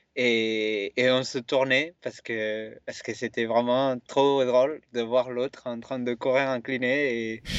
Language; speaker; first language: French; non-native, fluent; Spanish